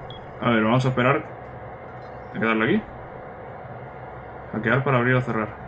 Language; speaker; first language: Spanish; native; Spanish